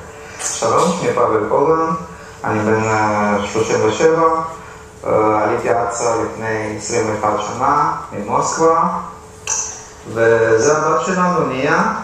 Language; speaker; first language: Hebrew; non-native, fluent; Russian